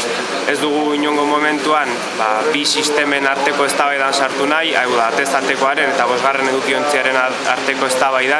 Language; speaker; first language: Basque; native; Basque